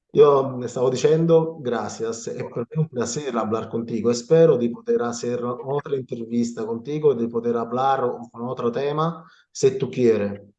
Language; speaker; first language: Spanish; non-native, learner; Italian